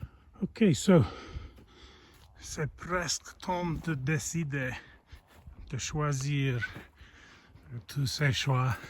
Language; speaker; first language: French; non-native, learner; English